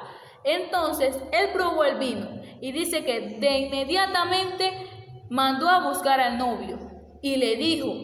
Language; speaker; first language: Spanish; native; Spanish